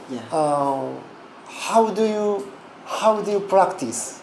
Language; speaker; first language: English; non-native, learner; Thai